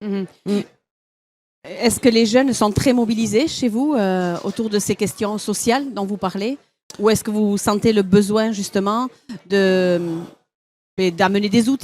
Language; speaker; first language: French; native; French